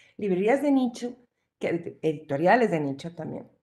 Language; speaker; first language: Spanish; native; Spanish